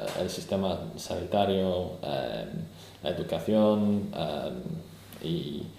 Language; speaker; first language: Spanish; non-native, learner; English